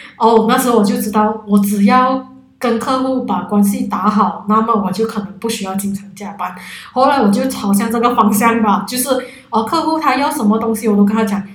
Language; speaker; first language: Chinese; non-native, local second language; Cantonese